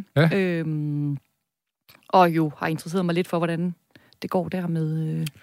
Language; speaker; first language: Danish; native; Danish